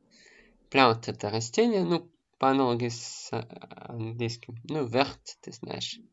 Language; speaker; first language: Russian; native; Russian